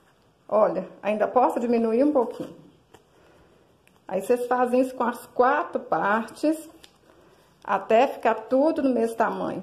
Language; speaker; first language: Portuguese; native; Portuguese